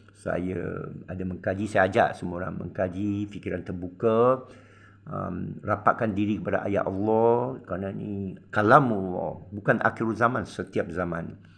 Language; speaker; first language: Malay; non-native, local second language; Min Nan Chinese